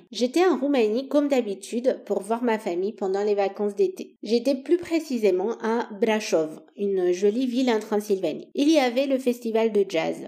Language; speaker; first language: French; non-native, fluent; Romanian